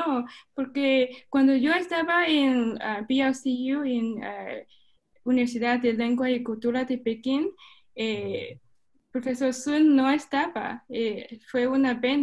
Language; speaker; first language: Spanish; non-native, fluent; Chinese